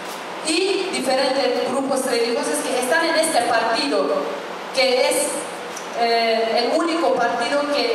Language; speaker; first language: Spanish; non-native, fluent; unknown